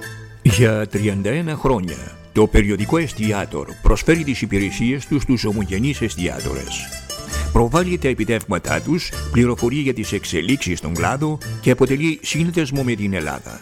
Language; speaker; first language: Greek; native; Greek